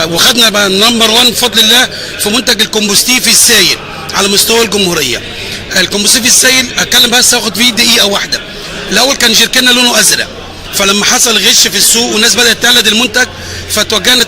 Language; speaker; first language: Arabic; native; Arabic